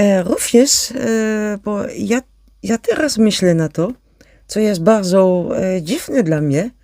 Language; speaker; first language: Polish; non-native, learner; Dutch